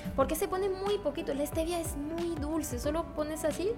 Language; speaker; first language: Spanish; non-native, fluent; French